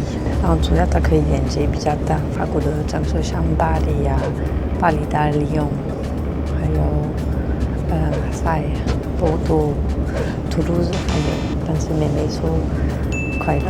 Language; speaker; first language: Chinese; non-native, fluent; French